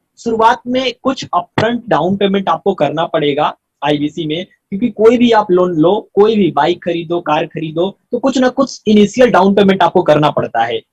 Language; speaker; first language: Hindi; native; Hindi